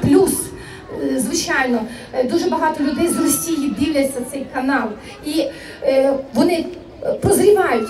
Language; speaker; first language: Ukrainian; native; Ukrainian